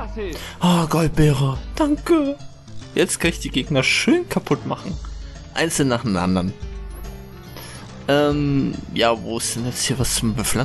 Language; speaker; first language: German; native; German